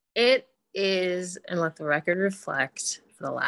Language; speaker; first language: English; native; English